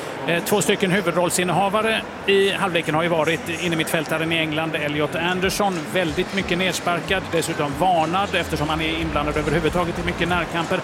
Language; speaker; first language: Swedish; native; Swedish